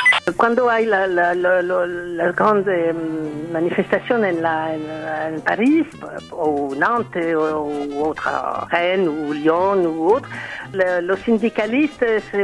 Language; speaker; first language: Spanish; non-native, learner; French